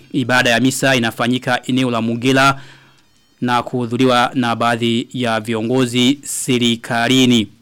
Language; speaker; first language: Swahili; non-native, local second language; Rundi